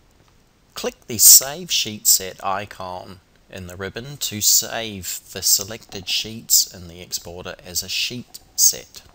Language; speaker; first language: English; native; English